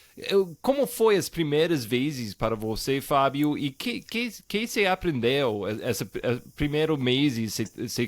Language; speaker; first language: Portuguese; non-native, fluent; English